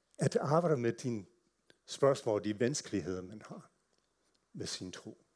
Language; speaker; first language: Danish; non-native, fluent; English